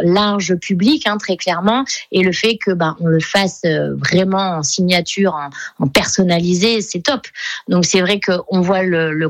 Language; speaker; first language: French; native; French